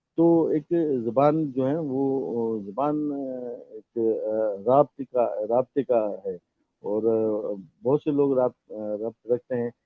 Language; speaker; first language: Urdu; non-native, local second language; Sindhi